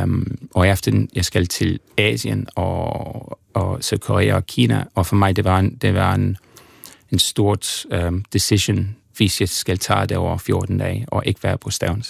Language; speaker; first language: Danish; non-native, fluent; English